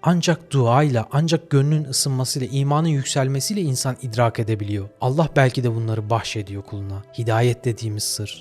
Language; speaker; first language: Turkish; native; Turkish